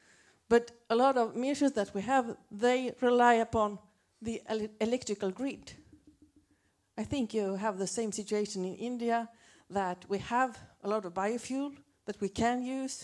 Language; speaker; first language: English; non-native, fluent; Swedish